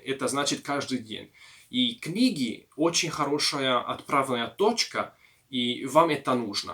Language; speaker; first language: Russian; non-native, learner; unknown